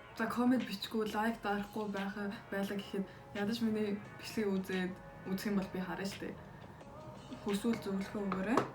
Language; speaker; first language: Mongolian; early bilingual, heritage; Mongolian